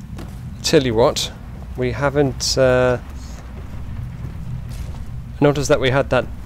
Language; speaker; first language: English; native; English